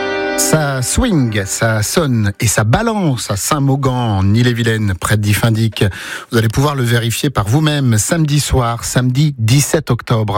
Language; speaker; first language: French; native; French